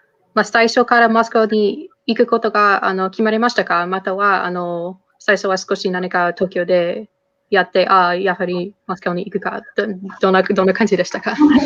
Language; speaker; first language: Japanese; non-native, fluent; English